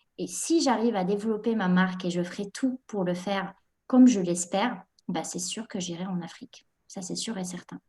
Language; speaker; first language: French; non-native, local second language; Arabic